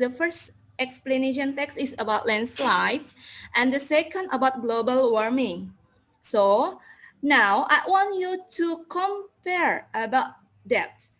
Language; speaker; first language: English; non-native, learner; Indonesian